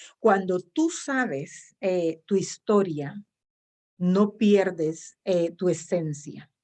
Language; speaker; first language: Spanish; non-native, local second language; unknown